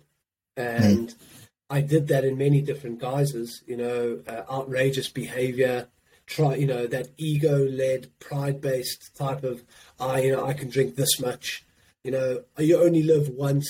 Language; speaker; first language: English; native; English